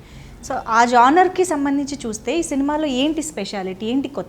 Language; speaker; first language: Telugu; native; Telugu